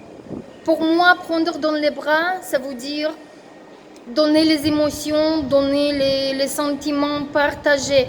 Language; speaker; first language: French; non-native, fluent; Russian